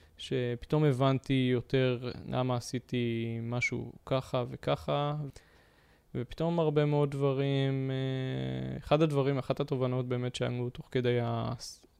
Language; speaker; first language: Hebrew; native; Hebrew